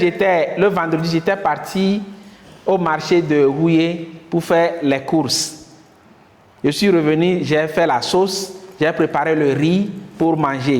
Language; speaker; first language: French; non-native, local second language; Kinyarwanda